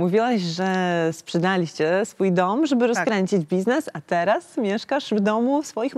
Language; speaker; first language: Polish; native; Polish